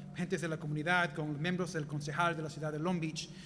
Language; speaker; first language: Spanish; early bilingual, heritage; Spanish